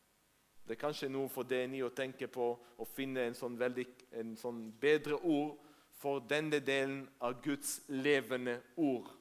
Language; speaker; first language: Norwegian; non-native, fluent; Hebrew